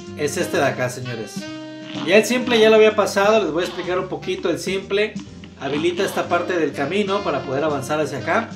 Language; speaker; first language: Spanish; native; Spanish